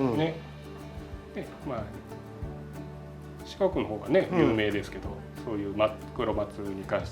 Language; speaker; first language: Japanese; native; Japanese